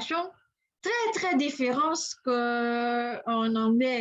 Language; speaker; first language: French; non-native, learner; English